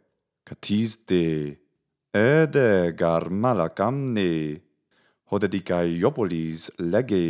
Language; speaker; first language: Greek; non-native, fluent; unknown